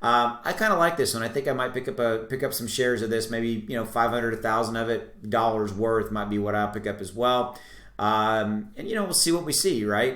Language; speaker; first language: English; native; English